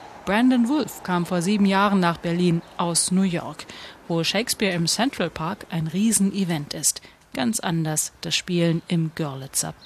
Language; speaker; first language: German; native; German